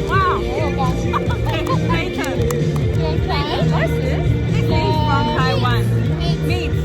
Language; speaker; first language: English; non-native, learner; Korean